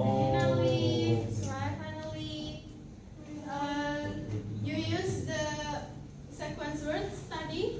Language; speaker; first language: English; non-native, fluent; Indonesian